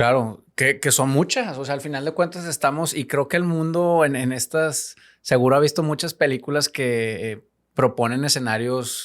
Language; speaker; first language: Spanish; native; Spanish